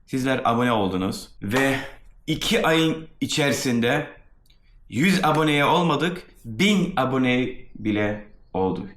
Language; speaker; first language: Turkish; early bilingual, heritage; Turkish